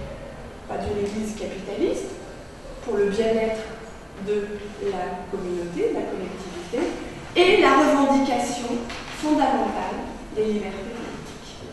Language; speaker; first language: French; native; French